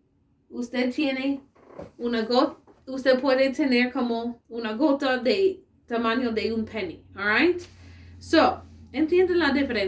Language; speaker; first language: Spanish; non-native, learner; English